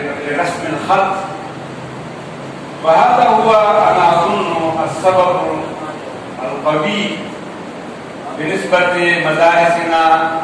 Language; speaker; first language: Arabic; non-native, learner; Urdu